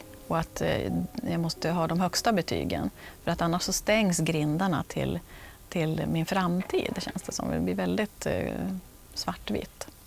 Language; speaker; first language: Swedish; native; Swedish